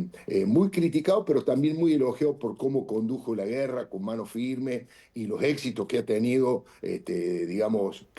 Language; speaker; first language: Spanish; native; Spanish